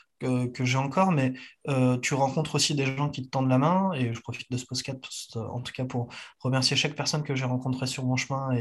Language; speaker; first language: French; native; French